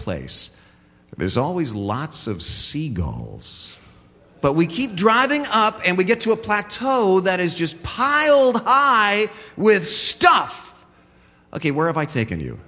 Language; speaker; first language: English; native; English